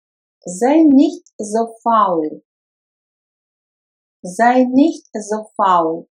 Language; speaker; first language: German; non-native, fluent; Russian